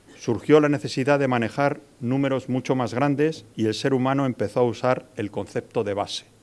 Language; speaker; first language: Spanish; native; Spanish